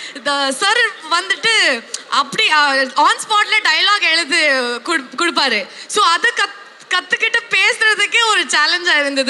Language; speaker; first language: Tamil; non-native, learner; Kannada